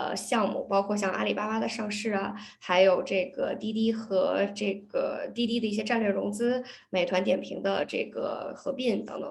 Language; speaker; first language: Chinese; early bilingual, heritage; Chinese